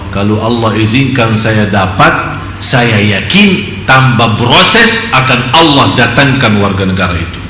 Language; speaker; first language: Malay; non-native, fluent; Arabic